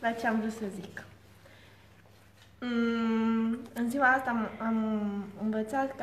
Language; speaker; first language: Romanian; early bilingual, heritage; Romanian